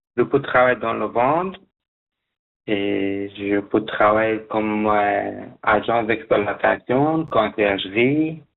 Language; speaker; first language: French; non-native, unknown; Persian